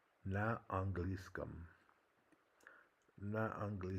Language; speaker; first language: Russian; non-native, learner; English